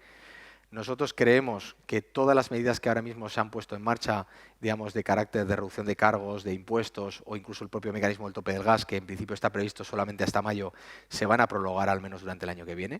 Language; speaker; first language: Spanish; native; Spanish